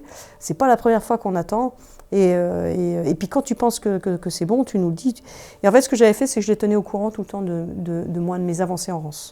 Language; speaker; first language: French; native; French